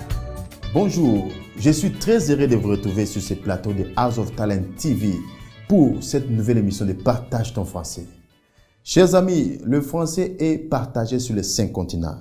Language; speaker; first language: French; non-native, fluent; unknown